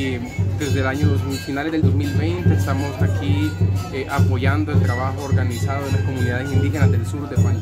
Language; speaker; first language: Spanish; native; Spanish